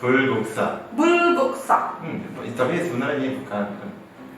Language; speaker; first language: Indonesian; non-native, learner; Korean